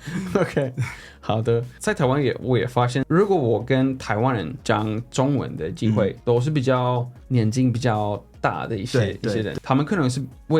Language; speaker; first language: Chinese; non-native, fluent; Swedish